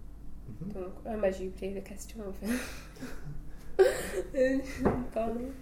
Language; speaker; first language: French; non-native, fluent; English